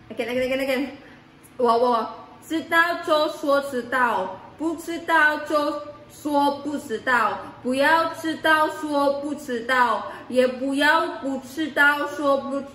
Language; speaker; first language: Chinese; non-native, learner; Filipino